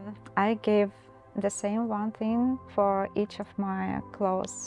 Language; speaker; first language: English; non-native, learner; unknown